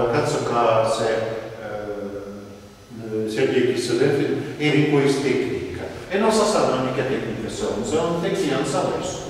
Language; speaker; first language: Finnish; non-native, learner; Russian